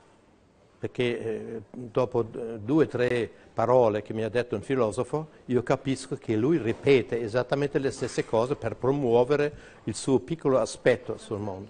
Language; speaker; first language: Italian; non-native, fluent; German